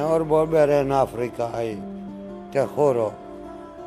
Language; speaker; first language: Spanish; non-native, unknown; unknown